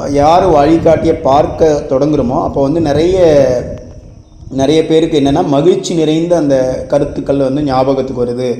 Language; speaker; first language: Tamil; native; Tamil